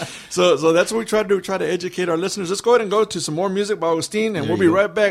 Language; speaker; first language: English; early bilingual, other home language; Spanish